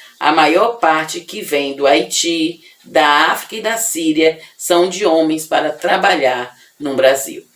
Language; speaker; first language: Portuguese; native; Portuguese